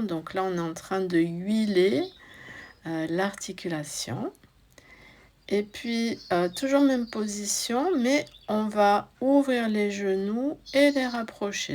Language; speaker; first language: French; native; French